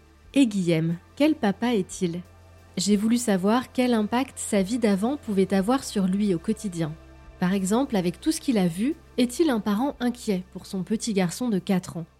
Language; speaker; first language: French; native; French